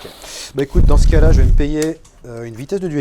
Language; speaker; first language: French; native; French